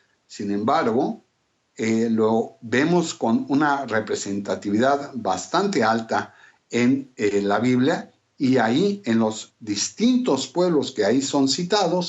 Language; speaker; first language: Spanish; native; Spanish